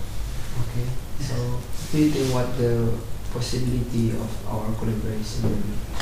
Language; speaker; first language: English; non-native, learner; Indonesian